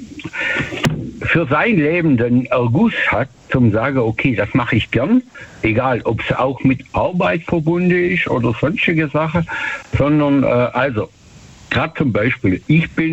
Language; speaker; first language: German; native; German